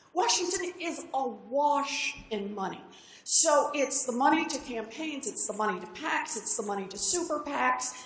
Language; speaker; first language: English; native; English